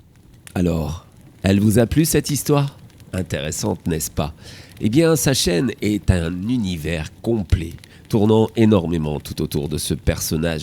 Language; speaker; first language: French; native; French